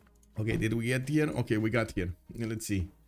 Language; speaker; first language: English; non-native, fluent; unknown